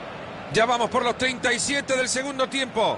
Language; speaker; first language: Spanish; native; Spanish